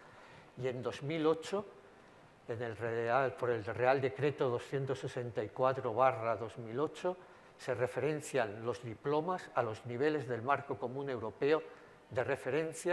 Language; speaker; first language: Spanish; native; Spanish